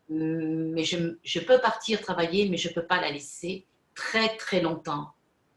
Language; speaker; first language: French; non-native, fluent; Spanish